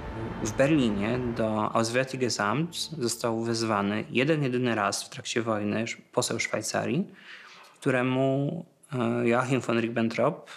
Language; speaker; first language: Polish; native; Polish